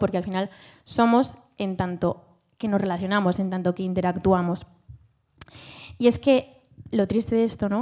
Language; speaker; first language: Spanish; native; Spanish